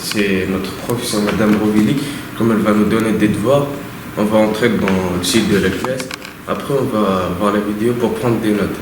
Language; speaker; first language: French; non-native, learner; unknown